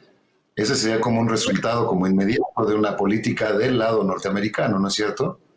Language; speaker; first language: Spanish; native; Spanish